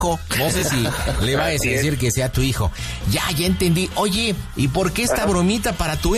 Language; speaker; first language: Spanish; native; Spanish